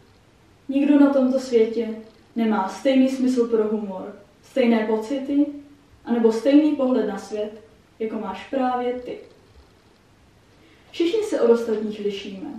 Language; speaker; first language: Czech; early bilingual, heritage; Czech